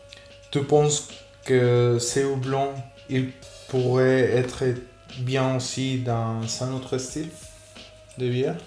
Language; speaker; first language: French; non-native, fluent; Spanish